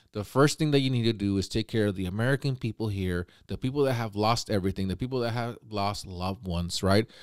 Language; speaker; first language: English; native; English